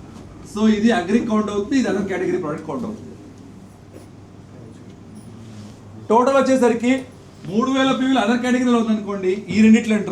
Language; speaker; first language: Telugu; native; Telugu